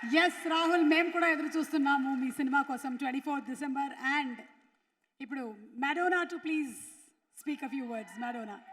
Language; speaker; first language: Telugu; native; Telugu